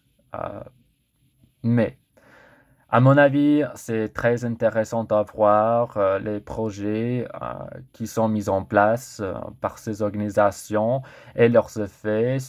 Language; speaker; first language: French; non-native, learner; English